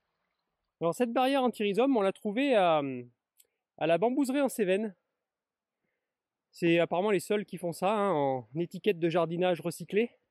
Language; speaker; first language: French; native; French